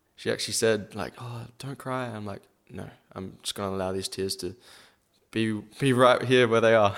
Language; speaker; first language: English; native; English